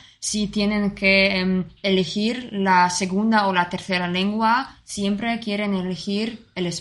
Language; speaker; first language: Spanish; non-native, fluent; German